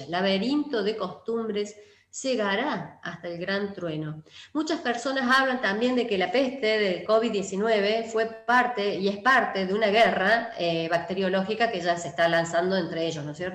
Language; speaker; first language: Spanish; native; Spanish